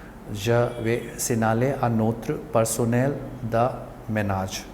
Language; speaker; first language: French; non-native, learner; Hindi